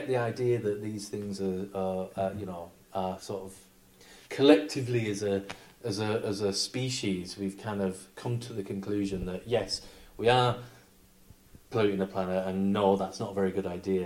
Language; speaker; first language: English; native; English